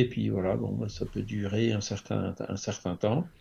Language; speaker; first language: French; native; French